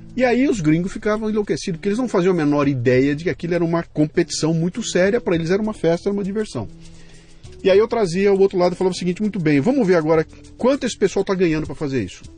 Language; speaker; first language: Portuguese; native; Portuguese